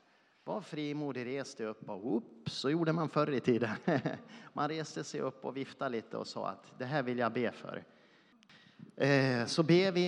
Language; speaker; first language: Swedish; native; Swedish